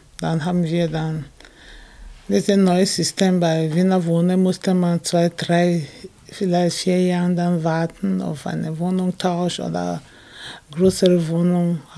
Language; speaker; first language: German; non-native, fluent; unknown